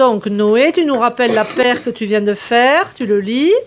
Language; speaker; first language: French; native; French